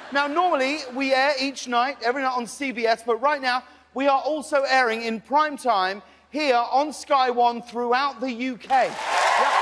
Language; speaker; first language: English; native; English